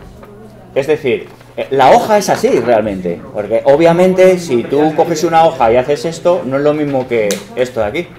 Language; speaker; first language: Spanish; native; Spanish